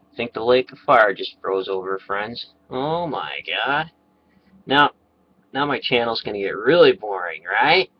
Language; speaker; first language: English; native; English